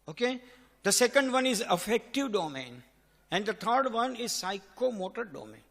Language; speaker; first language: English; non-native, local second language; Gujarati